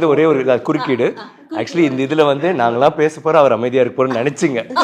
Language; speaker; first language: Tamil; native; Tamil